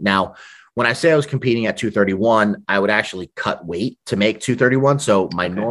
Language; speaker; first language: English; native; English